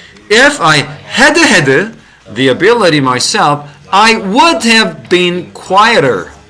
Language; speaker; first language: English; non-native, fluent; Korean